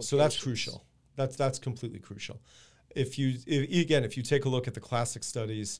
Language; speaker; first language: English; native; English